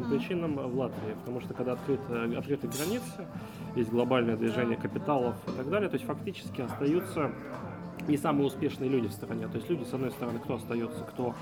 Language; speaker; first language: Russian; native; Russian